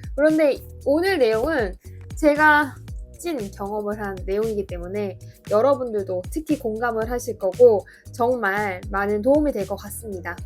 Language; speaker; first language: Korean; native; Korean